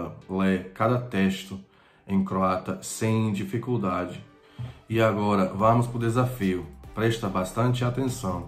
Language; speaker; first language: Portuguese; non-native, fluent; Croatian